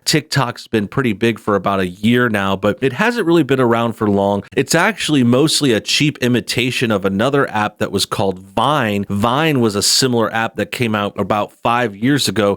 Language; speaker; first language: English; native; English